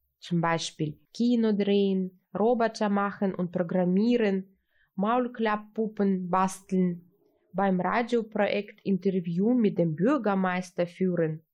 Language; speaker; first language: German; early bilingual, heritage; Russian